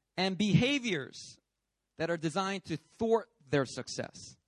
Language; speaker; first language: English; native; English